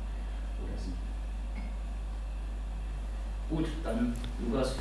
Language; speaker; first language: German; native; German